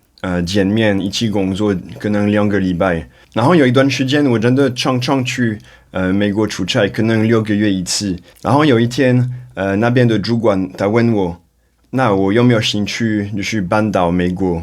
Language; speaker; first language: Chinese; non-native, fluent; French